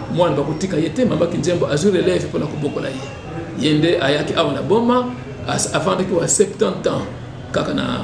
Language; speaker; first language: Lingala; non-native, local second language; Kongo